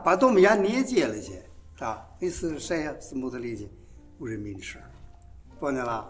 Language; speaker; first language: Russian; non-native, learner; Chinese